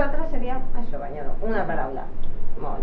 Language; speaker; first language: Catalan; native; Catalan